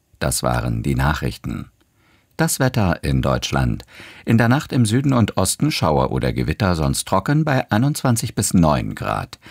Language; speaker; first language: German; native; German